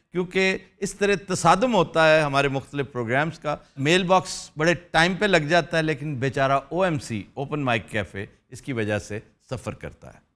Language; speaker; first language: Urdu; native; Urdu